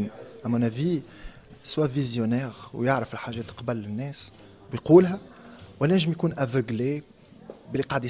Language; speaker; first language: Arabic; native; Arabic